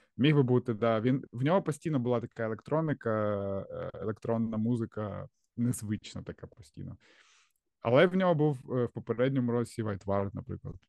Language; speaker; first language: Ukrainian; native; Ukrainian